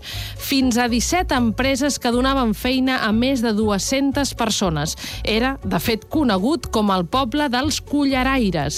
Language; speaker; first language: Catalan; native; Catalan